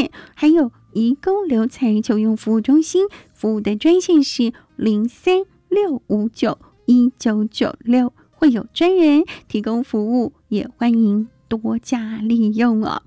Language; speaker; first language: Chinese; native; Chinese